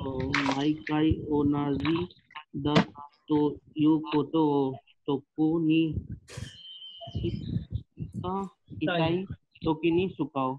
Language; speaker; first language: Japanese; non-native, learner; Hindi